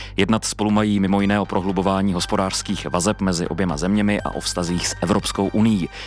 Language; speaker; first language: Czech; native; Czech